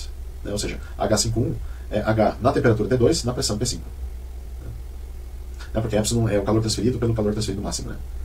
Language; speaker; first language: Portuguese; native; Portuguese